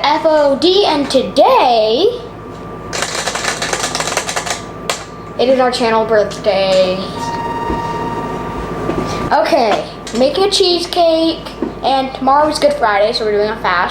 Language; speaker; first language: English; native; English